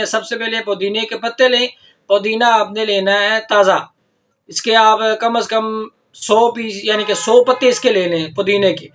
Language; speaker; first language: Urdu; non-native, local second language; Punjabi